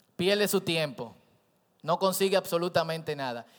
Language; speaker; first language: Spanish; native; Spanish